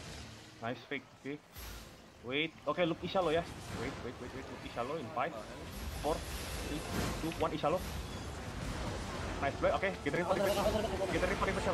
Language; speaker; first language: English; non-native, learner; Indonesian